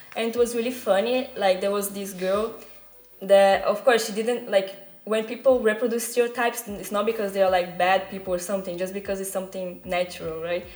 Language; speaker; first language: English; non-native, fluent; Portuguese